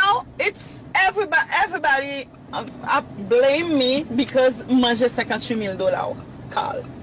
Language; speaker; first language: English; non-native, fluent; Haitian Creole